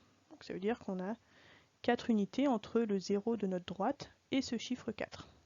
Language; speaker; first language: French; native; French